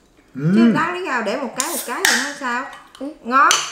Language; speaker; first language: Vietnamese; native; Vietnamese